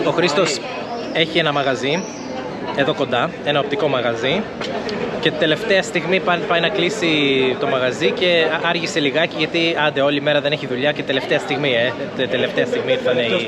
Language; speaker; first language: Greek; early bilingual, heritage; Greek